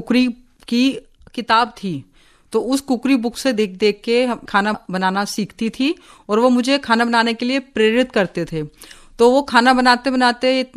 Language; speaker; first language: Hindi; native; Hindi